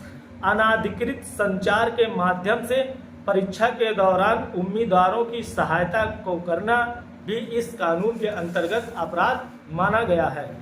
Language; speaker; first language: Hindi; native; Hindi